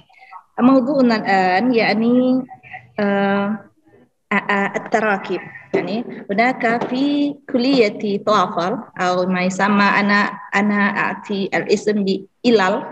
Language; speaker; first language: Arabic; non-native, fluent; Indonesian